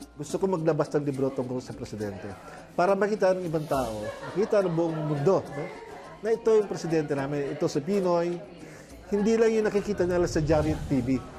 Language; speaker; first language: Filipino; native; Filipino